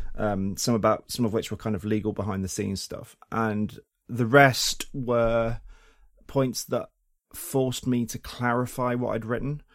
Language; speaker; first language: English; native; English